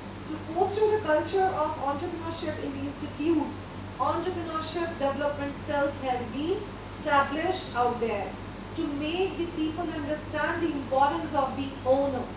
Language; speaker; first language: English; non-native, local second language; Hindi